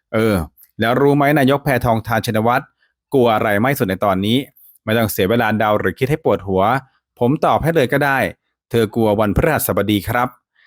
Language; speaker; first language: Thai; native; Thai